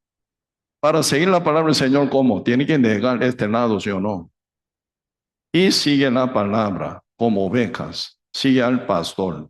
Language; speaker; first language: Spanish; non-native, fluent; Korean